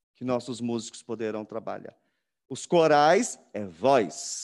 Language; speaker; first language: Portuguese; native; Portuguese